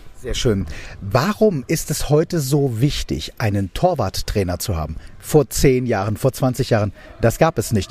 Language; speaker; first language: German; native; German